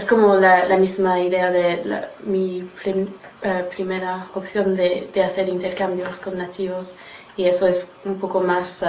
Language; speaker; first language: Spanish; non-native, learner; English